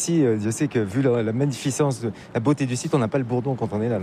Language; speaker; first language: French; native; French